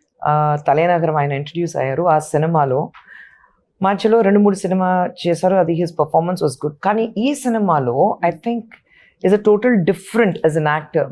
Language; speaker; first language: Telugu; non-native, local second language; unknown